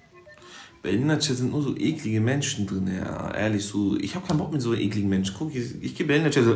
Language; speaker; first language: German; native; German